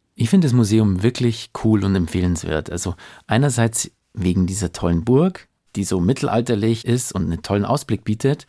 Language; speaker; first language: German; native; German